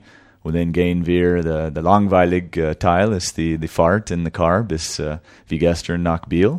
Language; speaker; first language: German; early bilingual, heritage; English